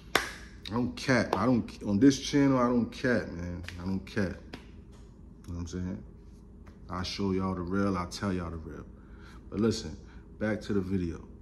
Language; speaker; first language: English; native; English